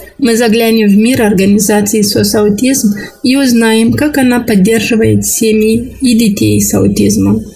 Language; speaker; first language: Russian; non-native, local second language; Romanian